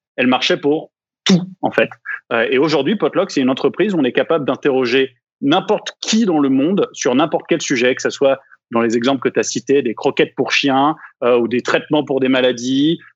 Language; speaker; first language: French; native; French